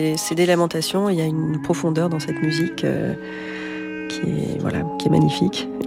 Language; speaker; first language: French; native; French